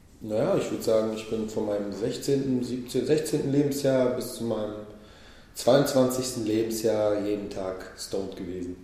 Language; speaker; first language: German; early bilingual, other home language; Hebrew